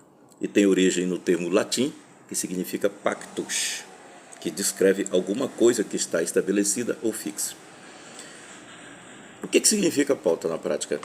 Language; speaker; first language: Portuguese; native; Portuguese